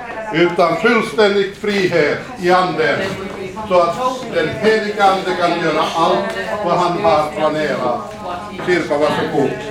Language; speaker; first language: Swedish; non-native, fluent; Finnish